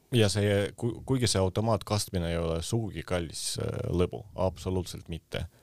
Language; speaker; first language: Estonian; non-native, local second language; Russian